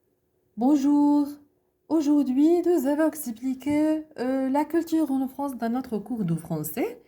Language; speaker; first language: French; non-native, learner; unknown